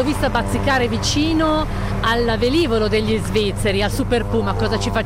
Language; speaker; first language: Italian; native; Italian